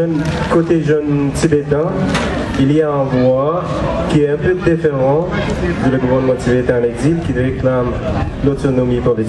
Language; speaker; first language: French; non-native, fluent; Tibetan